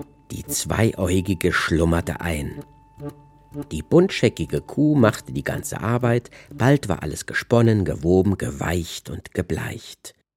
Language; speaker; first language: German; native; German